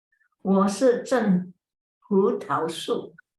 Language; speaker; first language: Chinese; non-native, learner; Indonesian